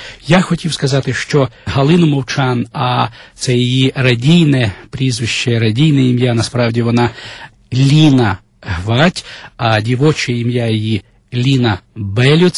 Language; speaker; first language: Ukrainian; native; Ukrainian